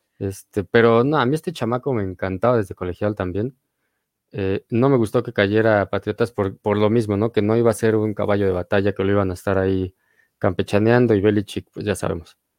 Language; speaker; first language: Spanish; native; Spanish